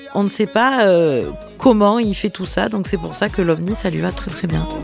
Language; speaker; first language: French; native; French